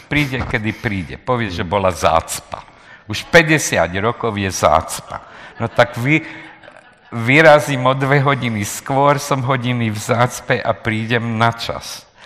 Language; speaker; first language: Slovak; non-native, local second language; Hungarian